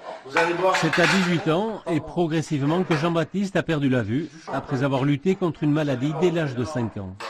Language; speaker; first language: French; native; French